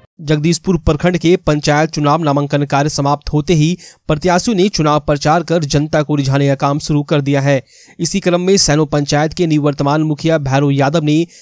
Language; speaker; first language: Hindi; native; Hindi